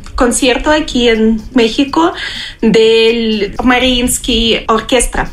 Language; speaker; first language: Spanish; non-native, learner; Russian